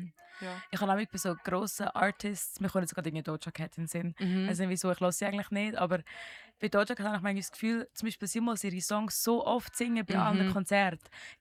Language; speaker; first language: German; native; German